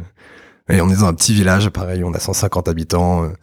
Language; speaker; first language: French; native; French